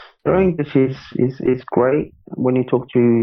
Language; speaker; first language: English; non-native, fluent; Arabic